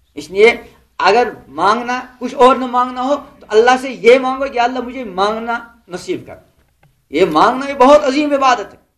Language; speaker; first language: Urdu; non-native, local second language; Kashmiri